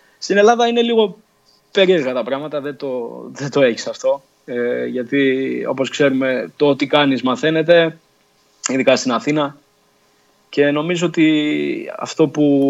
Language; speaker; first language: Greek; early bilingual, other home language; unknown